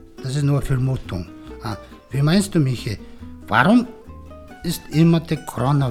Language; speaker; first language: German; non-native, learner; Mongolian